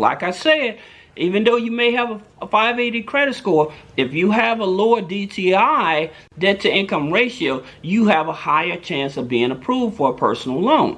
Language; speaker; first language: English; native; English